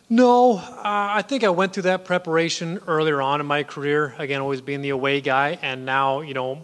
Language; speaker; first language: English; native; English